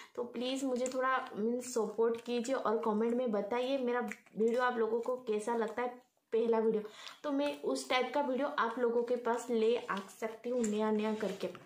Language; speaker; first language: Hindi; non-native, local second language; Odia